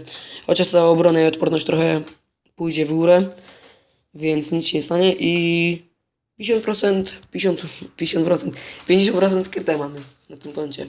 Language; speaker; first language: Polish; native; Polish